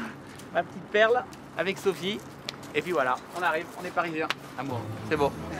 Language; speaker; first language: French; native; French